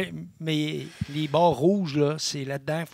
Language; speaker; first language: French; native; French